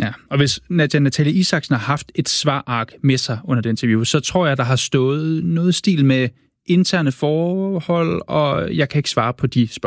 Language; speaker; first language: Danish; native; Danish